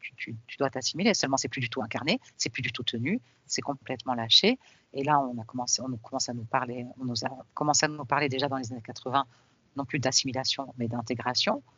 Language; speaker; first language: French; early bilingual, other home language; Arabic